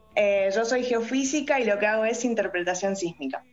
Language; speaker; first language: Spanish; native; Spanish